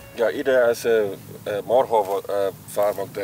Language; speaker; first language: Hungarian; non-native, learner; Afrikaans